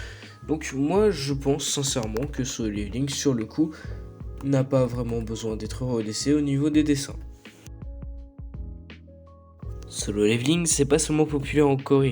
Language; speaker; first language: French; native; French